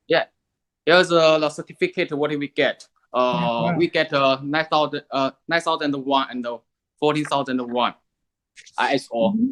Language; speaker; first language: English; non-native, learner; Chinese